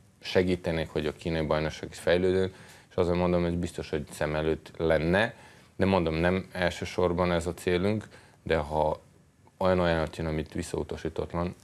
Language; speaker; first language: Hungarian; non-native, fluent; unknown